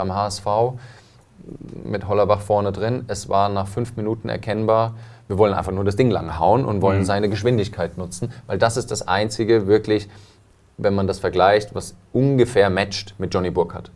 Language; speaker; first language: German; native; German